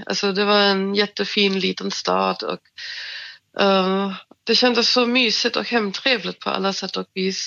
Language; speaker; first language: Swedish; non-native, fluent; German